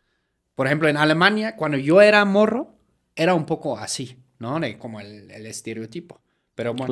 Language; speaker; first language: Spanish; native; Spanish